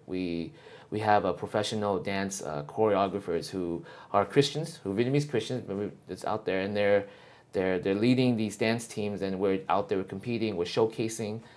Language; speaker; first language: English; early bilingual, other home language; Vietnamese